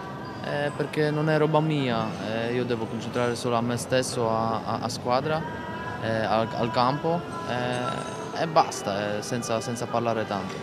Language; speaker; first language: Italian; non-native, learner; Polish